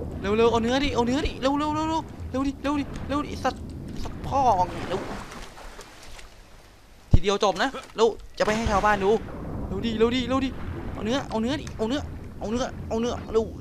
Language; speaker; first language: Thai; native; Thai